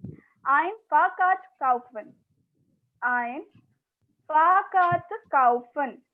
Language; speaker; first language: German; non-native, learner; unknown